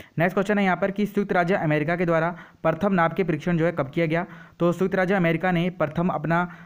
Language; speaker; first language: Hindi; native; Hindi